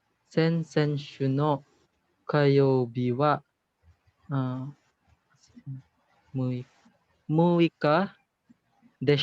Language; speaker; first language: Japanese; non-native, learner; Filipino